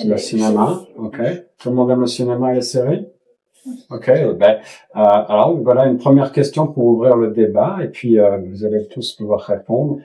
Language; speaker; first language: French; native; French